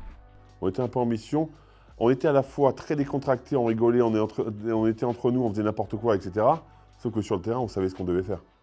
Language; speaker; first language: French; native; French